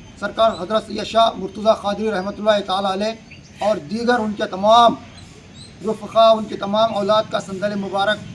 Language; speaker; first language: Urdu; native; Urdu